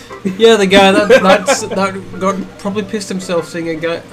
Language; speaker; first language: English; native; English